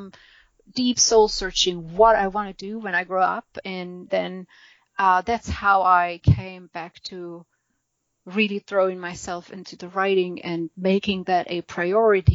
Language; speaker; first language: English; non-native, fluent; German